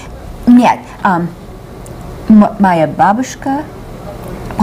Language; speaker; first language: Russian; non-native, learner; English